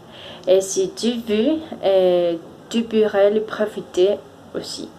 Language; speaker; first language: French; non-native, fluent; Spanish